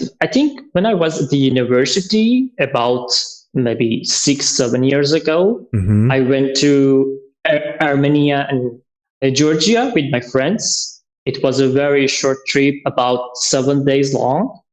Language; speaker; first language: English; non-native, learner; Persian